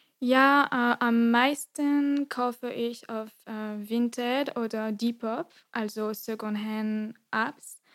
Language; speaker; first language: German; non-native, fluent; French